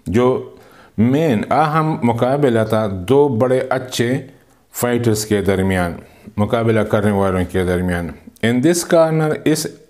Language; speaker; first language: Urdu; non-native, local second language; Pashto